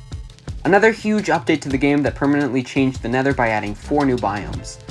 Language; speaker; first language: English; native; English